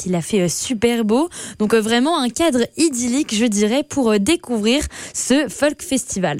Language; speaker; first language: French; native; French